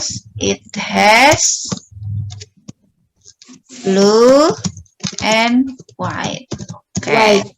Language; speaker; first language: English; non-native, learner; Indonesian